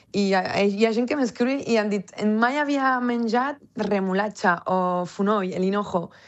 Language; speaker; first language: Catalan; early bilingual, other home language; French